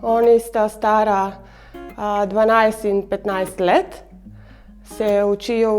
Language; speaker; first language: Slovenian; non-native, learner; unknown